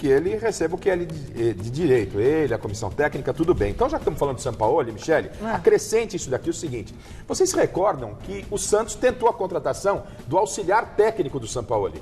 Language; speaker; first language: Portuguese; native; Portuguese